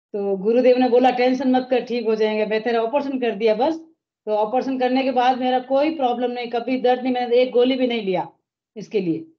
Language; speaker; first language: Hindi; native; Hindi